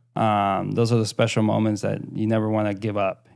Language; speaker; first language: English; early bilingual, other home language; Spanish